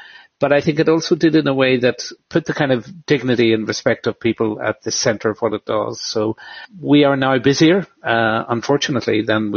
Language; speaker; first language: English; native; English